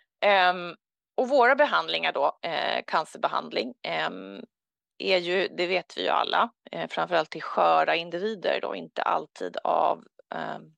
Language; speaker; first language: Swedish; native; Swedish